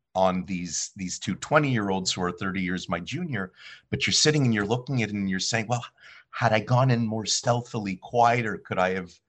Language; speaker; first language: English; early bilingual, other home language; Polish